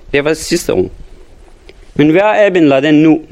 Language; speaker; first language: Danish; non-native, learner; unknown